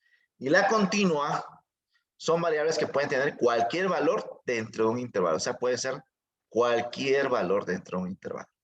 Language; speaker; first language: Spanish; native; Spanish